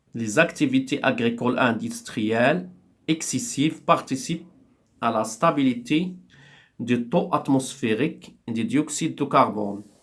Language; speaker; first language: French; non-native, local second language; Arabic